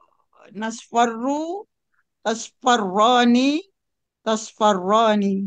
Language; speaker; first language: Arabic; non-native, learner; Indonesian